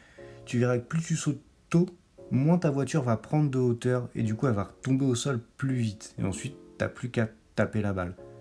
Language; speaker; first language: French; native; French